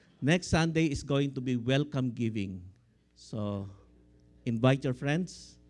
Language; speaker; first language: English; non-native, local second language; Filipino